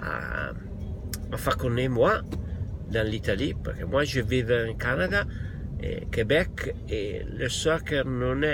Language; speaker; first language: French; non-native, learner; Italian